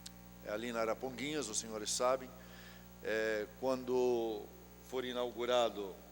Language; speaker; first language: Portuguese; native; Portuguese